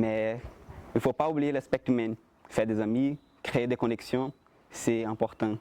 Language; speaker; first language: French; non-native, fluent; Portuguese